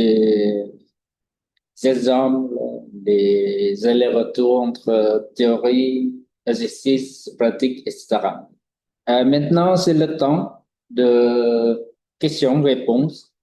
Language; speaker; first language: French; non-native, fluent; Vietnamese